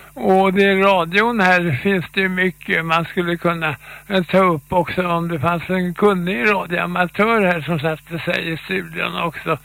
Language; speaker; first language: Swedish; native; Swedish